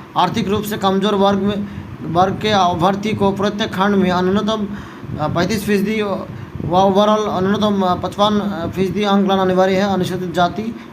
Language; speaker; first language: Hindi; non-native, local second language; Bangla